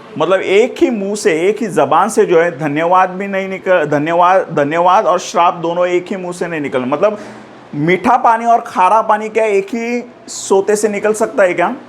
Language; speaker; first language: Hindi; non-native, local second language; Marathi